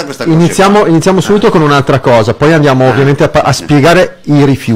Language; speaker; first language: Italian; native; Italian